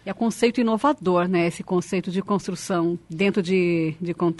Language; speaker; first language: Portuguese; native; Portuguese